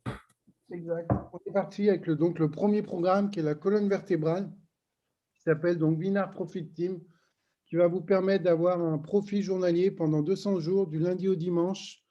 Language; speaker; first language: French; native; French